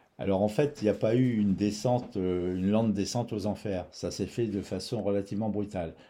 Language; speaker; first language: French; native; French